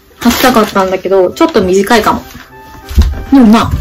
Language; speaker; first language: Japanese; native; Japanese